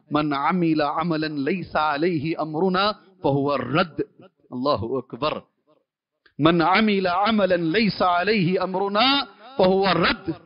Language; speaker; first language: Urdu; native; Urdu